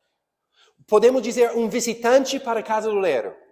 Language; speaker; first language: Portuguese; non-native, fluent; English